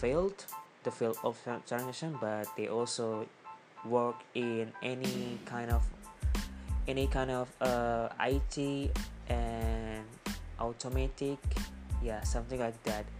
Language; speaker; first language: English; non-native, learner; Indonesian